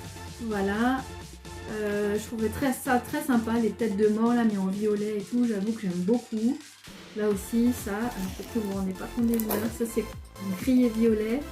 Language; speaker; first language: French; native; French